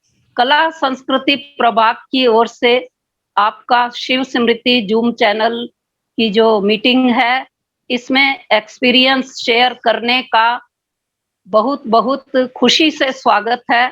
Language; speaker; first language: Hindi; native; Hindi